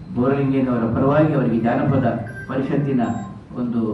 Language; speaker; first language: Kannada; non-native, local second language; Tulu